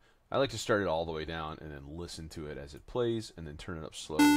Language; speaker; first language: English; native; English